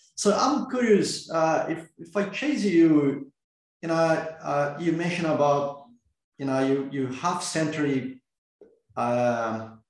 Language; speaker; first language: English; non-native, fluent; Portuguese